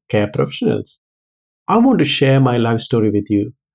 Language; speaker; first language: English; non-native, local second language; Malayalam